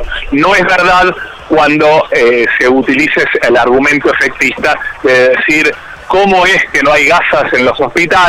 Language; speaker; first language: Spanish; native; Spanish